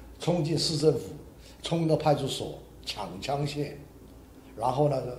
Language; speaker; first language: Chinese; non-native, local second language; Hakka Chinese